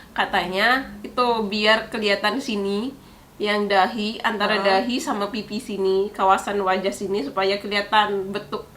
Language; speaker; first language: Indonesian; non-native, local second language; Javanese